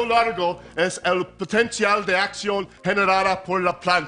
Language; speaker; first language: Spanish; non-native, fluent; English